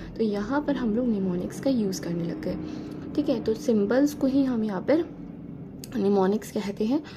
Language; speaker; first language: Hindi; native; Hindi